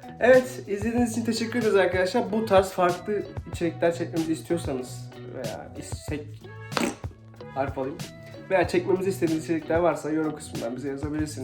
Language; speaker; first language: Turkish; native; Turkish